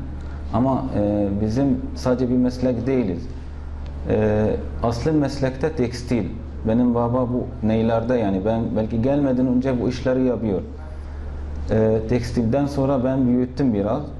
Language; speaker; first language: Turkish; non-native, fluent; Arabic